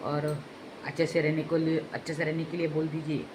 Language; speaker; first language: Hindi; non-native, local second language; Marathi